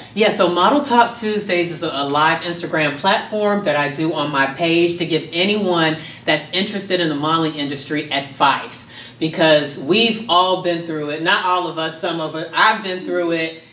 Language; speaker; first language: English; native; English